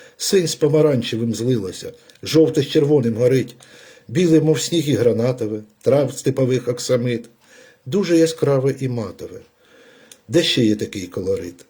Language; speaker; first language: Ukrainian; native; Ukrainian